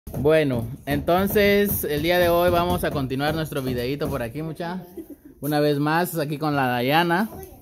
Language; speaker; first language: Spanish; native; Spanish